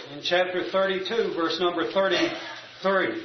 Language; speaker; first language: English; native; English